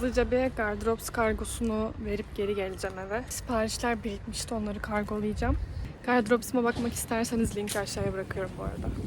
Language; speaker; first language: Turkish; native; Turkish